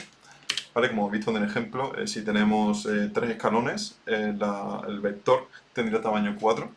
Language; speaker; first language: Spanish; native; Spanish